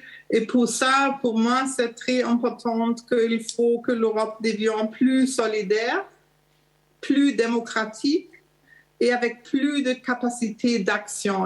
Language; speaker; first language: French; non-native, learner; German